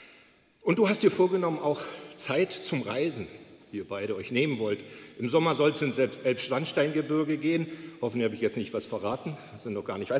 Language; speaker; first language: German; native; German